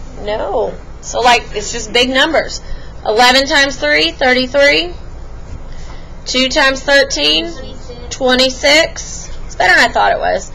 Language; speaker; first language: English; native; English